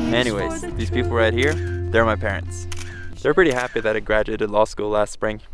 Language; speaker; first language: English; non-native, fluent; Norwegian